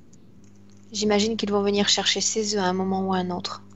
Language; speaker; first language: French; native; French